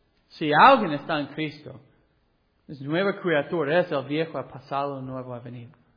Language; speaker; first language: Spanish; non-native, fluent; English